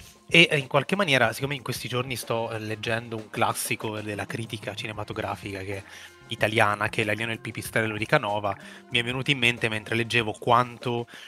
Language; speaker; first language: Italian; native; Italian